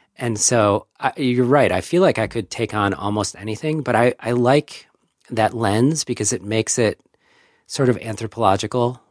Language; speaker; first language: English; native; English